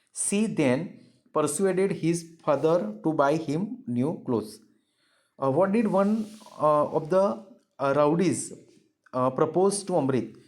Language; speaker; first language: English; non-native, local second language; Gujarati